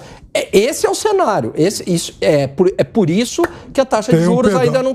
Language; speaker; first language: Portuguese; native; Portuguese